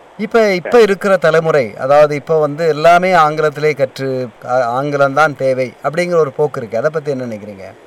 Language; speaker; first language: Tamil; native; Tamil